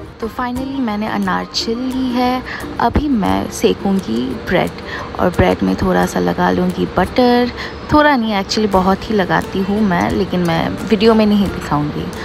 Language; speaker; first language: Hindi; non-native, local second language; Bangla